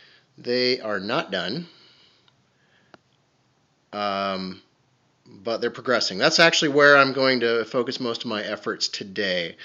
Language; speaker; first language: English; native; English